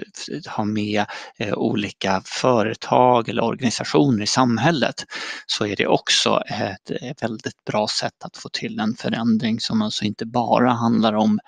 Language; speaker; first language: Swedish; native; Swedish